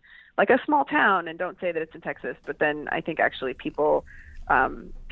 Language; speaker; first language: English; native; English